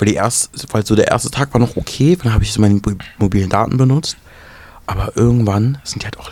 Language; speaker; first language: German; native; German